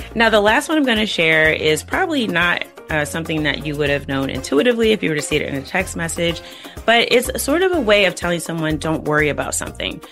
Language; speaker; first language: English; native; English